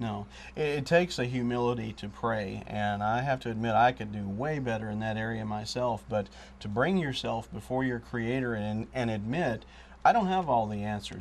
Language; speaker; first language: English; native; English